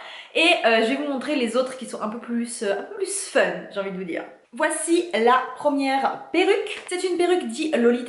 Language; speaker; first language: French; native; French